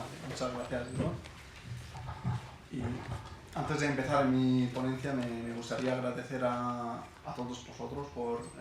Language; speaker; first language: Spanish; non-native, fluent; Arabic